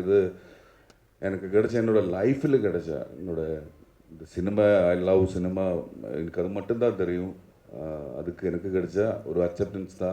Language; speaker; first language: Tamil; non-native, learner; Malayalam